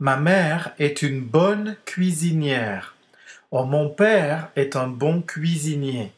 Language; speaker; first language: French; non-native, fluent; English